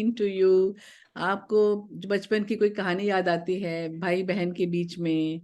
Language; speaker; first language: Hindi; native; Hindi